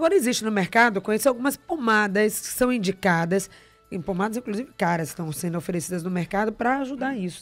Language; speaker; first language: Portuguese; native; Portuguese